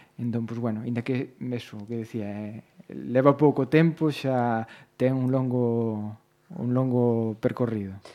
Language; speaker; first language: Galician; native; Galician